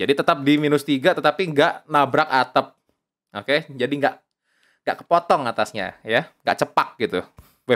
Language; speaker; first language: Indonesian; native; Indonesian